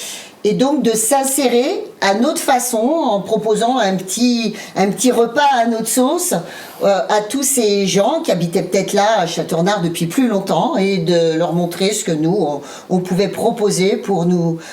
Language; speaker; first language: French; native; French